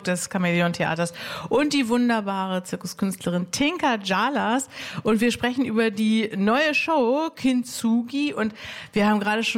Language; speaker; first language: German; native; German